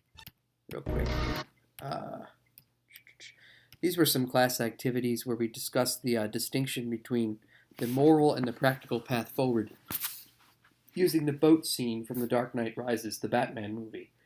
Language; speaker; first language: English; native; English